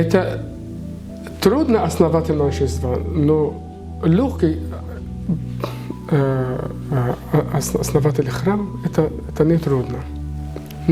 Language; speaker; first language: Russian; non-native, learner; Arabic